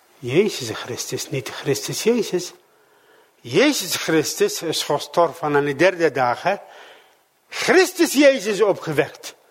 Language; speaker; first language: Dutch; non-native, fluent; Arabic